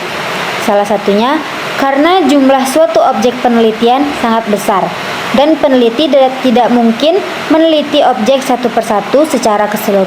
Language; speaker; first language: Indonesian; native; Indonesian